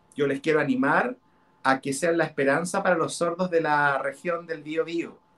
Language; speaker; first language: Spanish; non-native, local second language; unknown